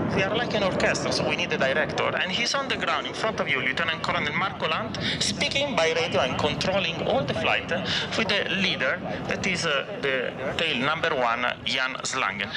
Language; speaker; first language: English; non-native, fluent; Italian